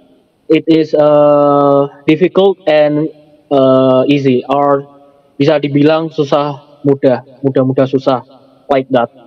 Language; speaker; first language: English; non-native, learner; Indonesian